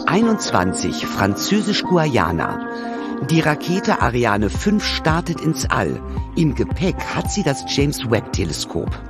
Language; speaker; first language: German; native; German